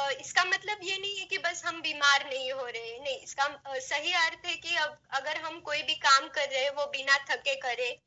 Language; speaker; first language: Hindi; non-native, local second language; Marathi